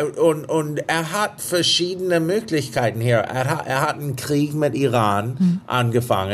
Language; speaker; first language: German; non-native, fluent; English